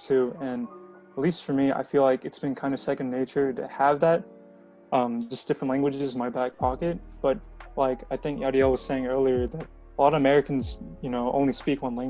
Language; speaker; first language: English; early bilingual, other home language; Korean